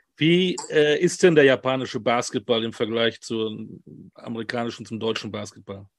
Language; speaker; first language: German; native; German